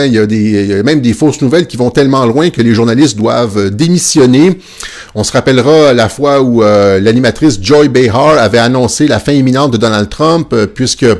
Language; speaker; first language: French; native; French